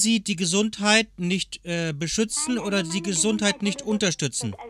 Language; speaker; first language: German; native; German